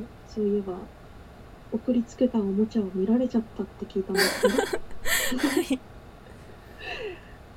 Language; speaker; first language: Japanese; native; Japanese